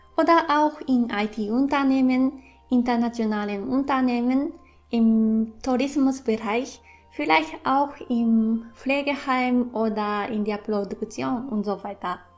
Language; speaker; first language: German; non-native, fluent; Japanese